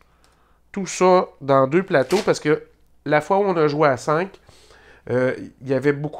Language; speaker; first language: French; native; French